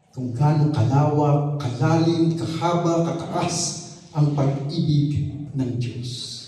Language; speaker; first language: Filipino; non-native, local second language; Iloko